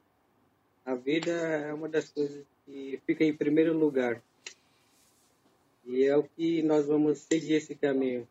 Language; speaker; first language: Portuguese; non-native, local second language; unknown